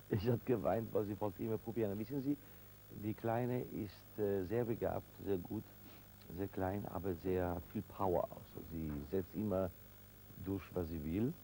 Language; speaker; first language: German; non-native, fluent; Italian